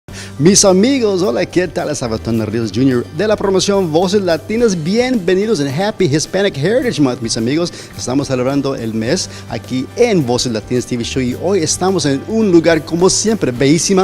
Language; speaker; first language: Spanish; early bilingual, heritage; Spanish